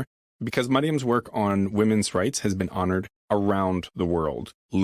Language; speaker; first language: English; native; English